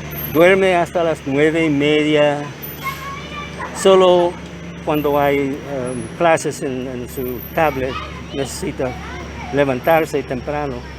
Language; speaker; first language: Spanish; non-native, learner; English